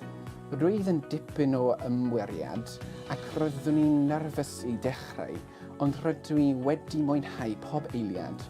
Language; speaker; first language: Welsh; non-native, learner; English